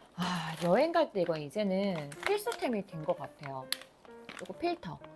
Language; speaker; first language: Korean; native; Korean